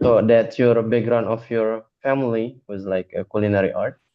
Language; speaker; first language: English; non-native, fluent; Indonesian